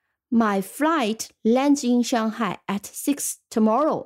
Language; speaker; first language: English; non-native, fluent; Chinese